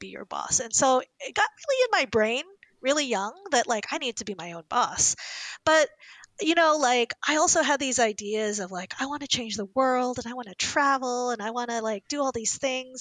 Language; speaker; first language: English; native; English